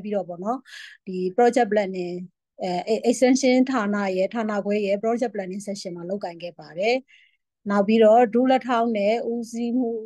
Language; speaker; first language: Burmese; native; Burmese